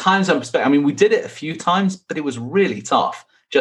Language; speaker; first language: English; native; English